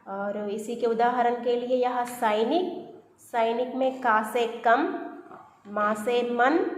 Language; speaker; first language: Hindi; non-native, local second language; Telugu